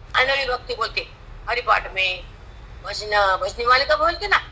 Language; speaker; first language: Hindi; non-native, local second language; Marathi